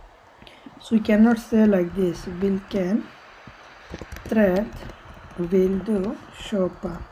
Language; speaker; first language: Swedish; non-native, fluent; Bangla